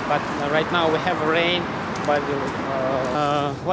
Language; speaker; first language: English; non-native, learner; Kazakh